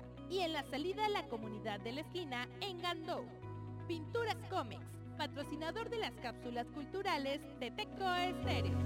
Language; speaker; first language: Spanish; native; Spanish